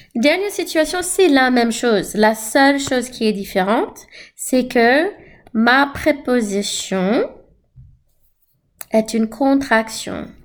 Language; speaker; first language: French; non-native, fluent; English